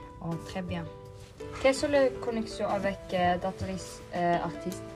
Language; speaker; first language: French; non-native, learner; Norwegian